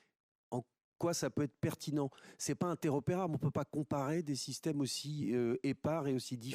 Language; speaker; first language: French; native; French